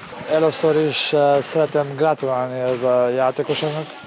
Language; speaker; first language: Hungarian; non-native, learner; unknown